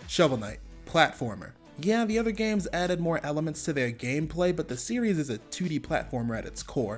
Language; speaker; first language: English; native; English